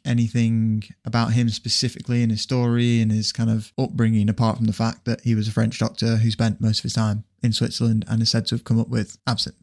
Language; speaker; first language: English; native; English